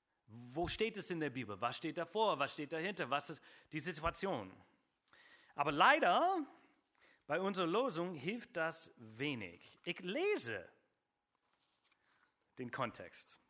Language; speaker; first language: German; non-native, fluent; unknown